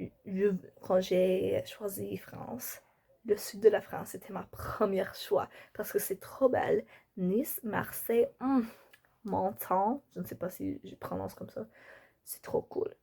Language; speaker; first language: French; non-native, learner; English